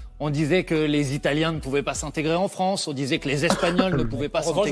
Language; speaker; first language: French; native; French